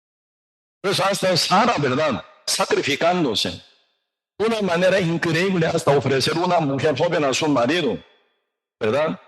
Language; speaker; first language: Spanish; non-native, learner; Korean